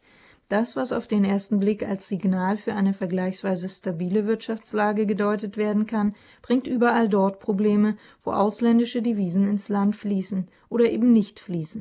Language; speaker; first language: German; native; German